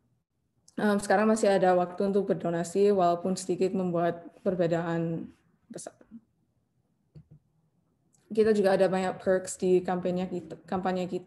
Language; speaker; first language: Indonesian; non-native, learner; English